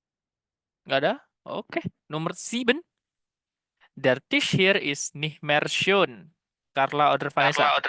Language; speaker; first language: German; non-native, fluent; Indonesian